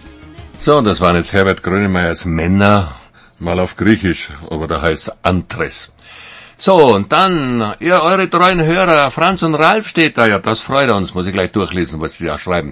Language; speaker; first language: German; native; German